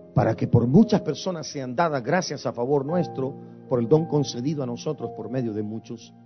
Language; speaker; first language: Spanish; native; Spanish